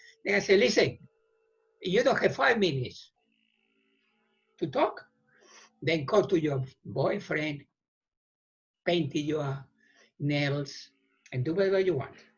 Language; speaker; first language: English; non-native, fluent; Spanish